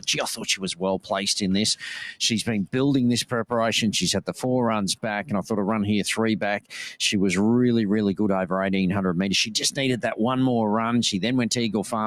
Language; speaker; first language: English; native; English